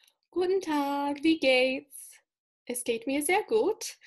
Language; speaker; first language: German; non-native, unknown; English